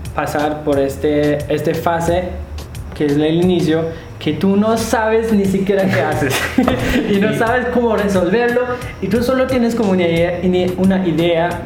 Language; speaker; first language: Spanish; non-native, fluent; German